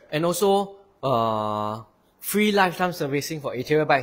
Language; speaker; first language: English; non-native, local second language; Chinese